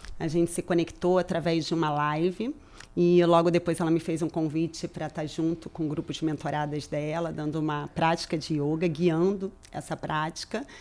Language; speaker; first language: Portuguese; native; Portuguese